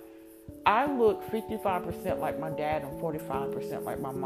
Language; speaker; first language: English; native; English